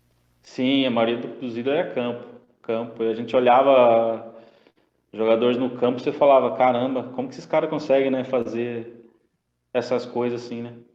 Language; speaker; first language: Portuguese; native; Portuguese